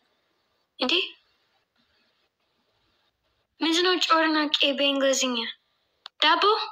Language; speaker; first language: Amharic; non-native, learner; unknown